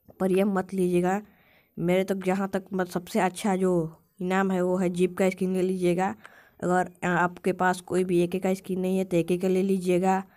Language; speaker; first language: Hindi; native; Hindi